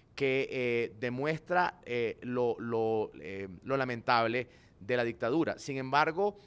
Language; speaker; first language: Spanish; native; Spanish